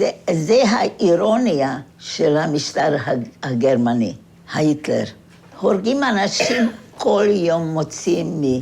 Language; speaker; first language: Hebrew; non-native, fluent; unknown